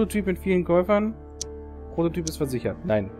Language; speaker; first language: German; native; German